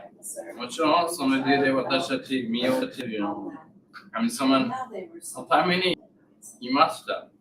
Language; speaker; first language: Japanese; non-native, learner; English